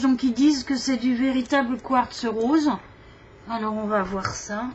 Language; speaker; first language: French; native; French